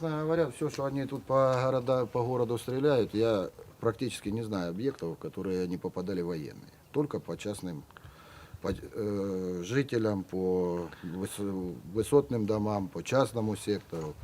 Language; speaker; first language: Russian; native; Russian